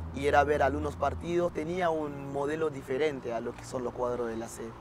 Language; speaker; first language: Spanish; non-native, fluent; French